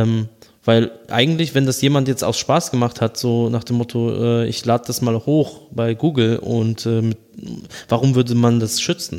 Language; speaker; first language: German; native; German